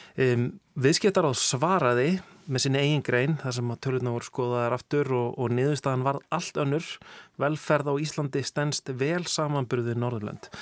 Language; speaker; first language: Icelandic; native; Icelandic